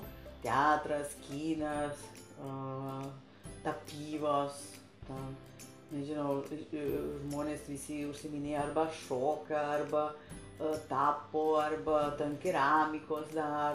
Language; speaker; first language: Lithuanian; non-native, fluent; Spanish